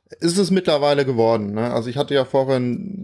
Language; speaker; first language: German; native; German